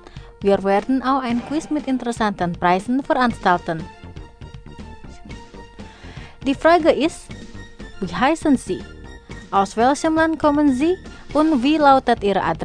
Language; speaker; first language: German; non-native, fluent; Indonesian